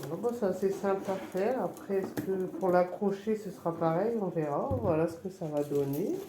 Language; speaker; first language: French; native; French